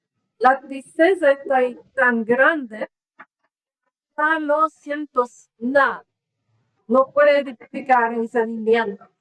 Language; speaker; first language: Spanish; non-native, learner; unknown